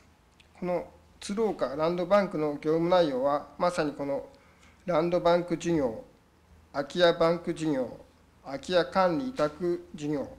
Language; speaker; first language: Japanese; native; Japanese